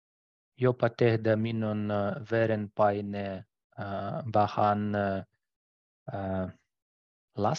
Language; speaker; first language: Finnish; non-native, learner; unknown